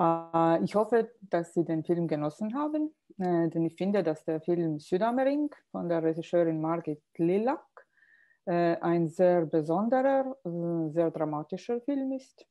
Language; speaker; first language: German; non-native, fluent; Estonian